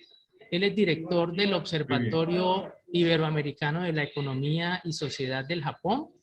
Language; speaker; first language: Spanish; native; Spanish